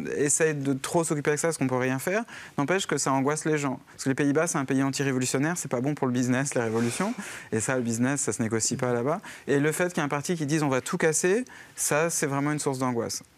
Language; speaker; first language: French; native; French